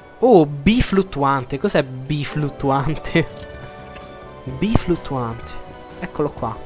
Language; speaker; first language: Italian; native; Italian